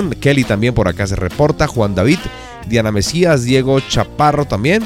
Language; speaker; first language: Spanish; native; Spanish